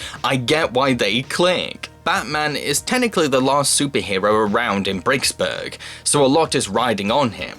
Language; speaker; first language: English; native; English